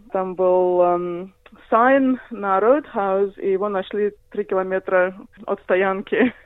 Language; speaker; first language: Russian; early bilingual, heritage; Russian